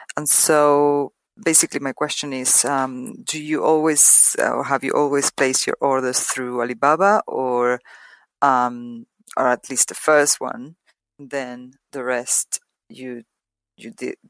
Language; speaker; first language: English; non-native, fluent; Spanish